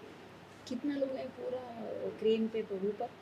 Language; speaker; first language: Hindi; non-native, local second language; Telugu